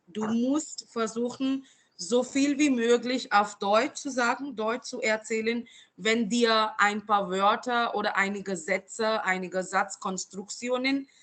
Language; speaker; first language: German; non-native, fluent; Marathi